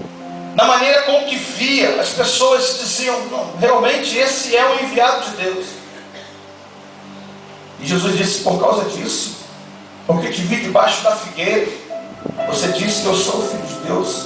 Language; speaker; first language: Portuguese; native; Portuguese